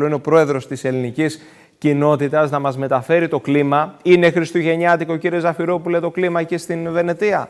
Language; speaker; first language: Greek; native; Greek